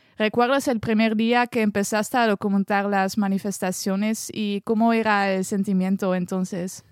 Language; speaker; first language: Spanish; non-native, fluent; French